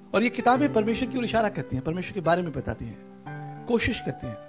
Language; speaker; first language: Hindi; native; Hindi